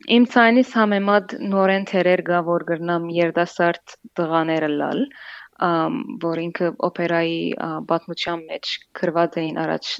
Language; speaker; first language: Armenian; native; Armenian